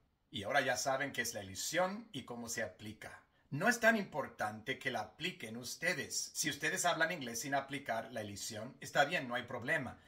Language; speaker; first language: Spanish; non-native, fluent; English